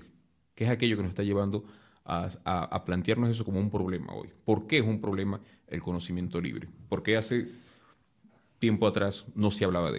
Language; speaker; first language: Spanish; native; Spanish